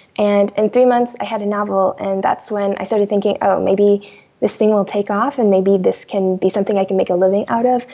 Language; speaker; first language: English; early bilingual, other home language; Chinese